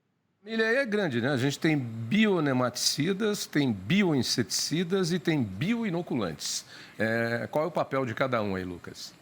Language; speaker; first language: Portuguese; native; Portuguese